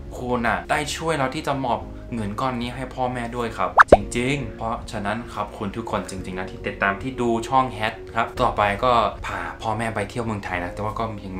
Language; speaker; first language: Thai; non-native, fluent; English